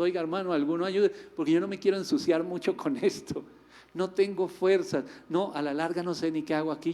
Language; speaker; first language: Spanish; native; Spanish